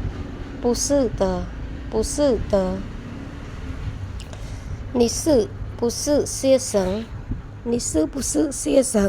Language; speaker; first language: Chinese; non-native, fluent; Khmer